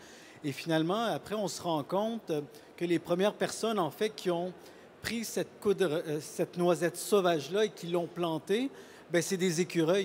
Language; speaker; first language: French; native; French